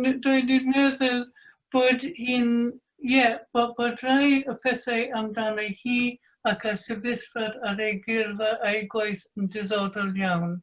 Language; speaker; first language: Welsh; non-native, fluent; English